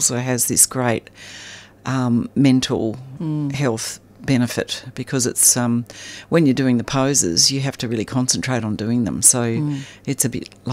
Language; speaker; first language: English; native; English